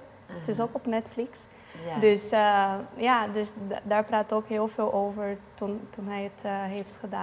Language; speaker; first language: Dutch; non-native, fluent; Portuguese